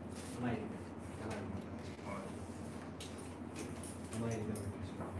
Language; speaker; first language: Japanese; native; Japanese